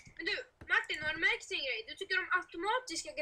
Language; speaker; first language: Swedish; native; Swedish